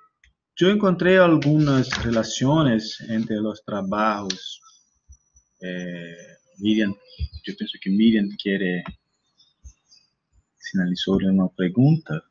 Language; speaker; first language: Spanish; non-native, learner; Portuguese